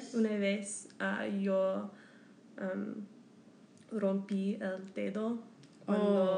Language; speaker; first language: Spanish; non-native, learner; English